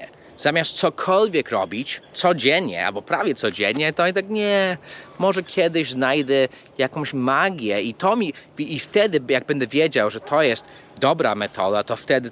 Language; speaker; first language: Polish; early bilingual, heritage; English